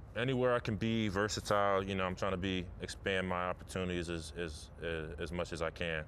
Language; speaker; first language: English; native; English